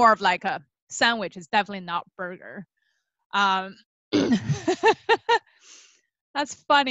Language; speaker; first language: English; non-native, fluent; Chinese